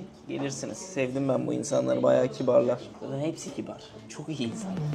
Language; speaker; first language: Turkish; native; Turkish